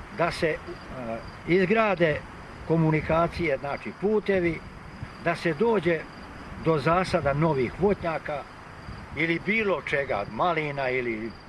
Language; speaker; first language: Bosnian; native; Bosnian